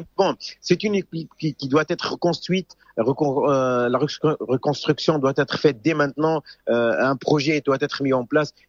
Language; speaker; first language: French; non-native, local second language; Arabic